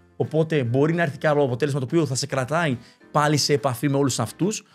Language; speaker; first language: Greek; early bilingual, other home language; Spanish